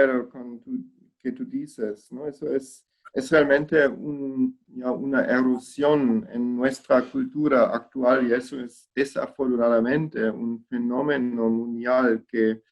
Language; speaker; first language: Spanish; non-native, fluent; German